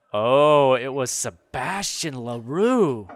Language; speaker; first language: English; native; English